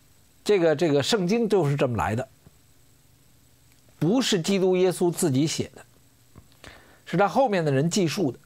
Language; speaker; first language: Chinese; native; Chinese